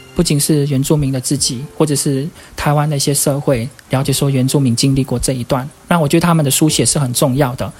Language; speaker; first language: Chinese; native; Chinese